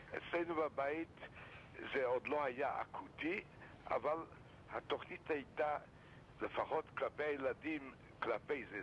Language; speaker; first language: Hebrew; non-native, fluent; Yiddish